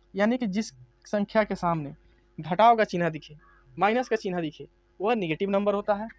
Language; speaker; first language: Hindi; native; Hindi